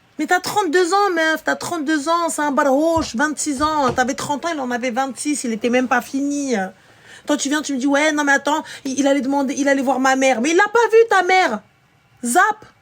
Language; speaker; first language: French; early bilingual, other home language; Arabic